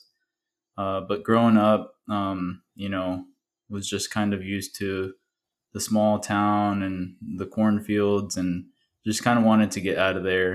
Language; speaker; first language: English; early bilingual, other home language; Spanish